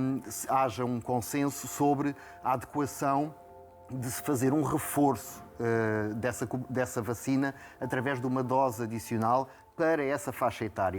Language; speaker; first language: Portuguese; native; Portuguese